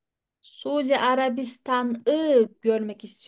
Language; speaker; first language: Turkish; non-native, fluent; Kyrgyz